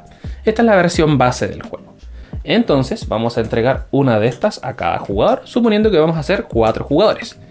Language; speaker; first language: Spanish; native; Spanish